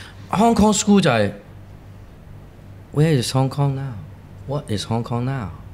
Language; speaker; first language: English; non-native, local second language; Cantonese